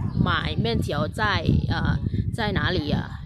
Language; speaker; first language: Chinese; non-native, learner; Thai